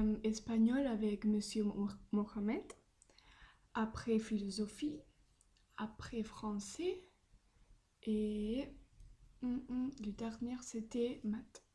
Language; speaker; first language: French; non-native, learner; Spanish